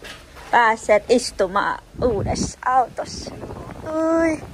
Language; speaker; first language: Finnish; non-native, learner; Vietnamese